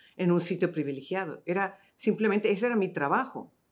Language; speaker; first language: Spanish; native; Spanish